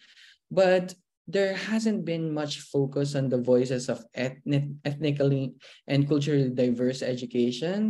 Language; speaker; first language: English; non-native, local second language; Filipino